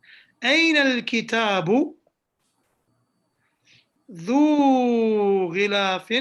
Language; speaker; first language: Arabic; non-native, fluent; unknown